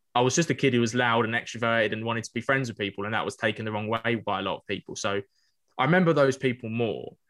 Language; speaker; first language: English; native; English